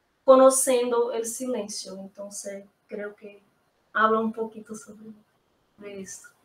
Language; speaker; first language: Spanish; non-native, learner; Portuguese